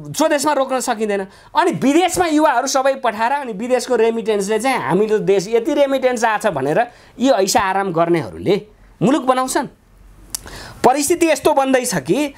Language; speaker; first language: Nepali; native; Nepali